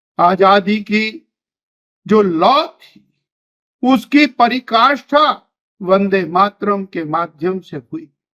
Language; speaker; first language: Hindi; native; Hindi